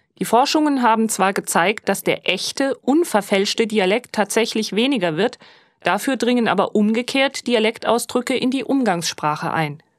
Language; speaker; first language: German; native; German